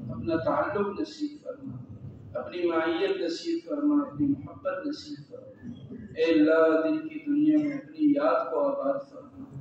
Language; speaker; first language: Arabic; non-native, fluent; Urdu